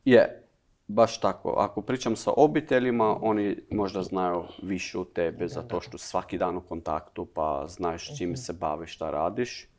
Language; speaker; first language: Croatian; non-native, learner; Albanian